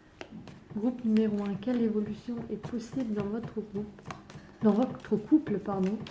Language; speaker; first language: French; native; French